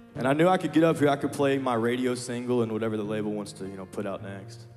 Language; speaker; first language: English; native; English